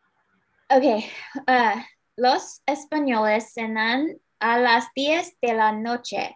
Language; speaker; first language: Spanish; non-native, learner; English